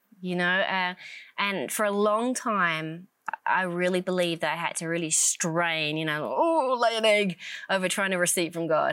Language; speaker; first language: English; native; English